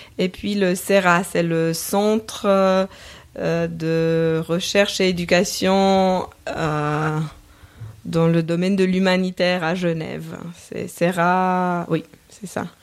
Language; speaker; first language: French; non-native, fluent; Romanian